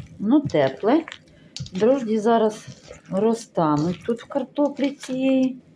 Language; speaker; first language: Ukrainian; non-native, local second language; Russian